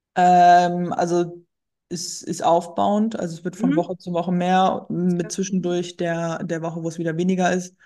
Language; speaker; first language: German; native; German